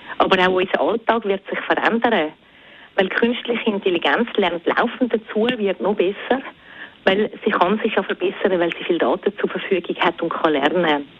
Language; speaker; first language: German; native; German